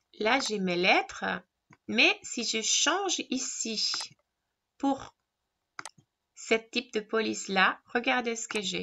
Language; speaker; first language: French; non-native, fluent; Spanish